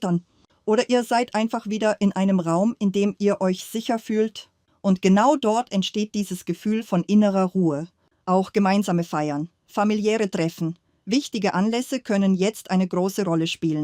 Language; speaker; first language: German; native; German